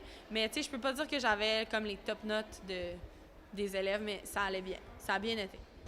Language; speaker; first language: French; native; French